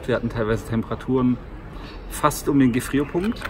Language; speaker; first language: German; native; German